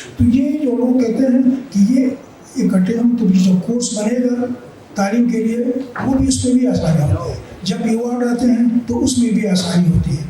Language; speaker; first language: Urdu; non-native, local second language; Pashto